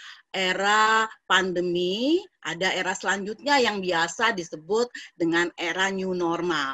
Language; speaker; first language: Indonesian; native; Indonesian